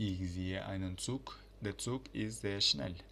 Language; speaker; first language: German; non-native, fluent; Uzbek